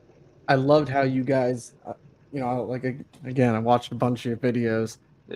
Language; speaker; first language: English; native; English